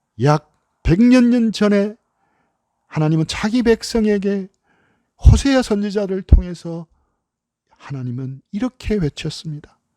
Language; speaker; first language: Korean; native; Korean